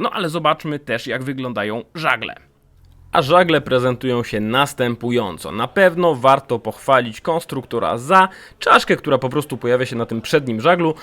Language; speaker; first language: Polish; native; Polish